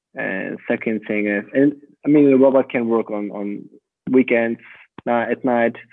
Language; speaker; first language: English; non-native, fluent; German